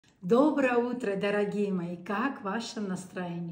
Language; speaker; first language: Russian; non-native, local second language; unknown